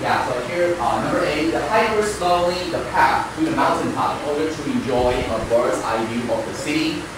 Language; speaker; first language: English; non-native, fluent; Chinese